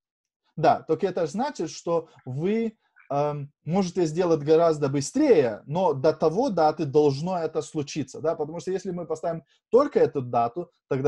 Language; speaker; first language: Russian; non-native, fluent; Lithuanian